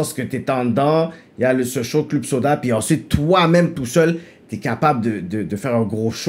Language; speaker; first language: French; native; French